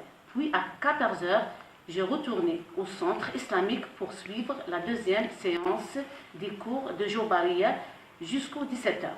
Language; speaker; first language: French; non-native, fluent; Arabic